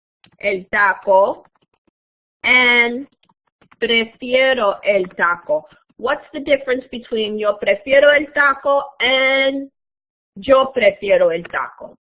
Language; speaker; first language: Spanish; non-native, fluent; English